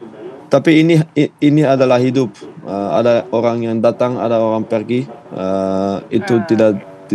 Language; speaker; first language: Indonesian; non-native, fluent; Dutch